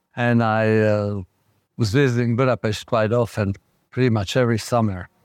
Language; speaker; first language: English; non-native, fluent; Slovak